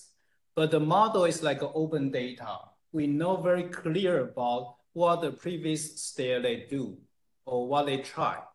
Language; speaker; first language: English; non-native, fluent; Chinese